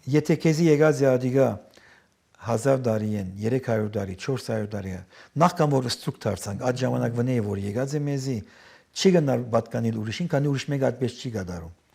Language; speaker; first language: Armenian; early bilingual, heritage; Armenian